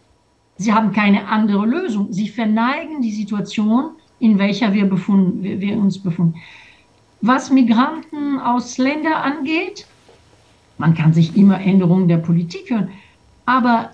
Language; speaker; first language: German; non-native, fluent; French